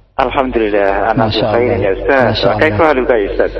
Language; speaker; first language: Arabic; non-native, learner; Indonesian